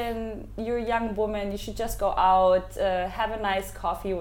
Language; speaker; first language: English; non-native, fluent; German